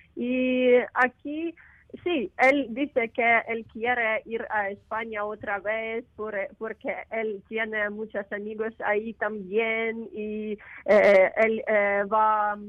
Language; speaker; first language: Spanish; non-native, learner; Ukrainian